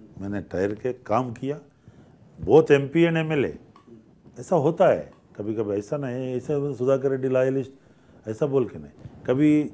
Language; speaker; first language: Hindi; non-native, local second language; Telugu